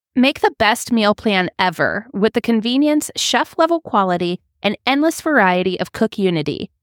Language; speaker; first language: English; native; English